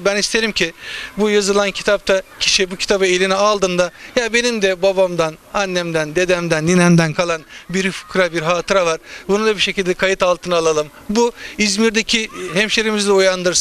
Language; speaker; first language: Turkish; native; Turkish